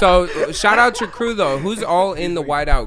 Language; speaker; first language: English; native; English